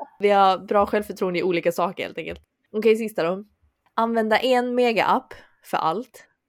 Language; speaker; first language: Swedish; early bilingual, other home language; Chinese